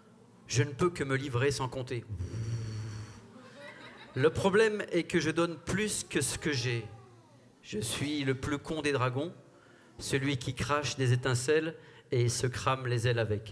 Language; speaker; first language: French; native; French